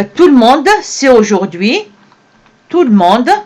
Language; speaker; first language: French; non-native, local second language; Arabic